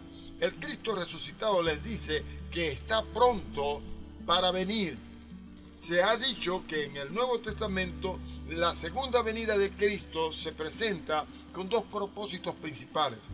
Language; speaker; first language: Spanish; native; Spanish